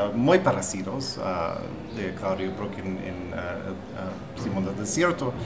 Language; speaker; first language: Spanish; non-native, fluent; English